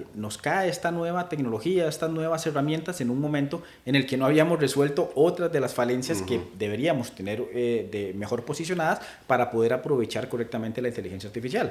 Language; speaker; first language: Spanish; native; Spanish